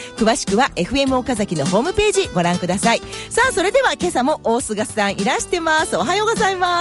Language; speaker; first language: Japanese; native; Japanese